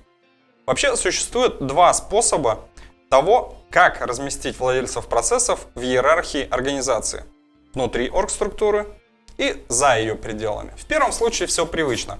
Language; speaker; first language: Russian; native; Russian